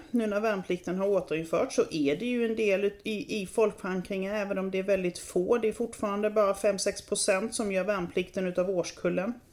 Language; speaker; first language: Swedish; native; Swedish